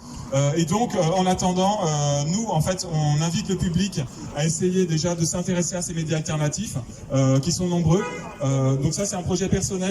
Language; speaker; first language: French; native; French